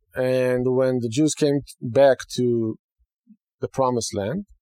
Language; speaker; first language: English; non-native, fluent; Hebrew